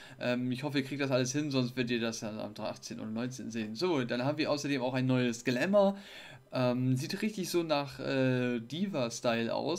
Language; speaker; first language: German; native; German